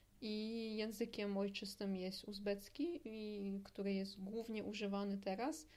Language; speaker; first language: Polish; non-native, fluent; Russian